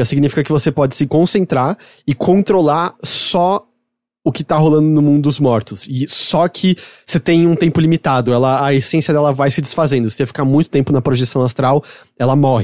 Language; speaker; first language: Portuguese; native; Portuguese